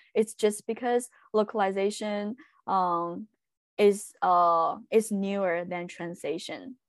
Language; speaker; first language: English; non-native, fluent; Chinese